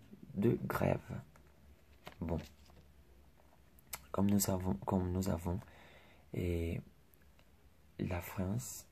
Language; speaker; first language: French; non-native, learner; Spanish